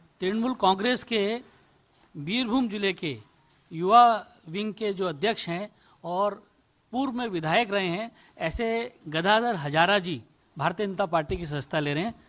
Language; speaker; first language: Hindi; native; Hindi